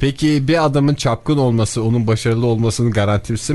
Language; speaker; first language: Turkish; native; Turkish